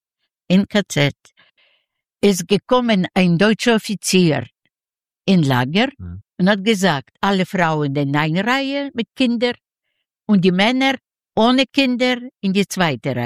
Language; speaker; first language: German; non-native, fluent; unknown